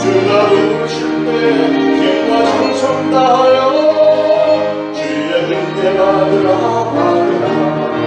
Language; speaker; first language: Korean; native; Korean